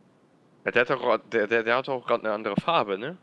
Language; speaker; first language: German; native; German